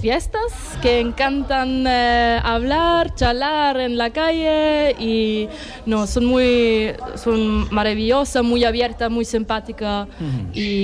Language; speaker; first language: Spanish; non-native, learner; German